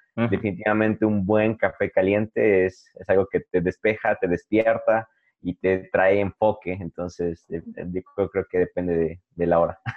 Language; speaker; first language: Spanish; native; Spanish